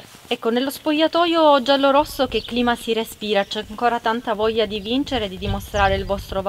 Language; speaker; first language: Italian; native; Italian